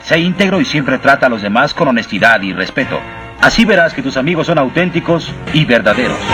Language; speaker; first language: Spanish; native; Spanish